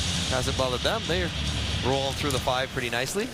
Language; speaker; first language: English; native; English